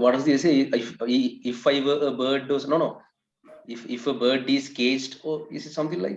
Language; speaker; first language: English; non-native, local second language; Sinhala